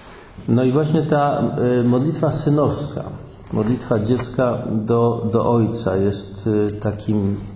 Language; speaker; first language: Polish; native; Polish